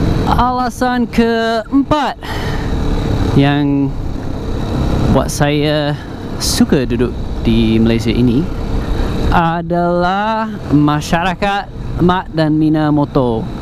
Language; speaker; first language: Malay; non-native, fluent; English